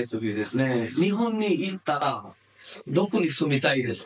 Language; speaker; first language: Japanese; non-native, fluent; Bangla